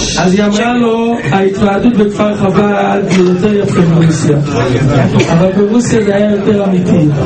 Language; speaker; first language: Hebrew; native; Hebrew